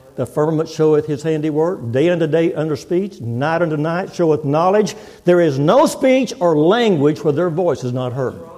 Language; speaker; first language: English; native; English